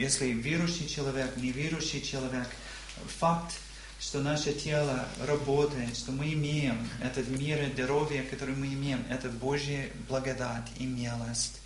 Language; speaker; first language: Russian; non-native, learner; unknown